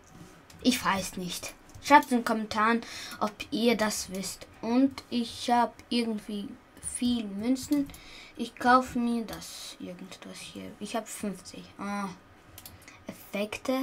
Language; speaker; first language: German; early bilingual, other home language; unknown